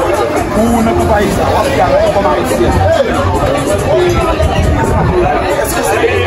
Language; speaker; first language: French; non-native, local second language; Haitian Creole